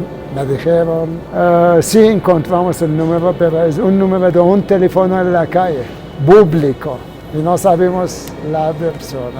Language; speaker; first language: Spanish; non-native, fluent; Arabic